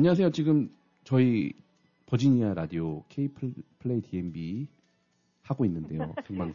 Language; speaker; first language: Korean; native; Korean